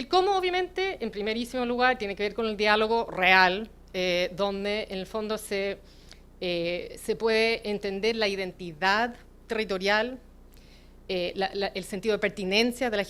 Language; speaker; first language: Spanish; native; Spanish